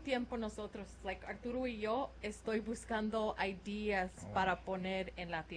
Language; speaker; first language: Spanish; non-native, learner; English